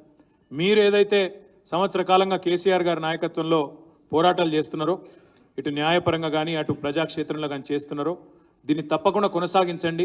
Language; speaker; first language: Telugu; native; Telugu